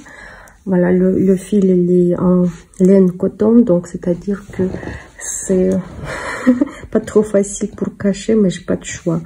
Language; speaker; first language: French; non-native, fluent; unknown